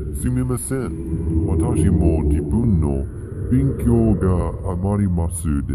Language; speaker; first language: Japanese; non-native, learner; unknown